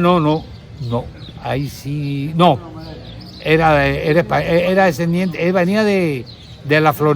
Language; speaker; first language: Spanish; native; Spanish